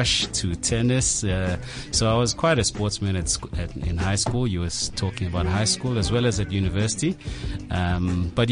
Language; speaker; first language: English; non-native, local second language; Zulu